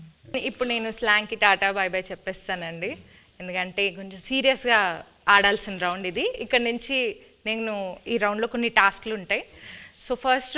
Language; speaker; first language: Telugu; native; Telugu